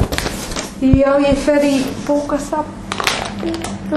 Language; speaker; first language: Icelandic; non-native, learner; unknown